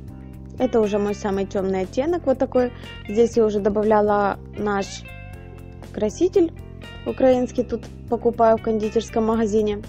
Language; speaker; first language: Russian; native; Russian